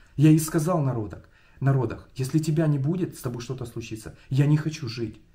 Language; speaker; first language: Russian; non-native, local second language; Ukrainian